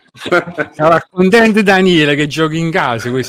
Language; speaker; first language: Italian; native; Italian